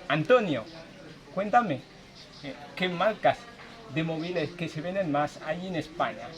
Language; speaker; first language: Spanish; non-native, fluent; Indonesian